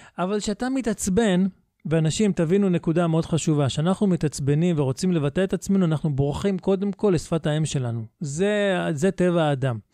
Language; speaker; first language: Hebrew; native; Hebrew